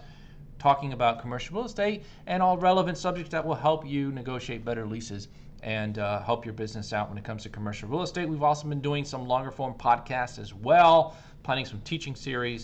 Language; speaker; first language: English; native; English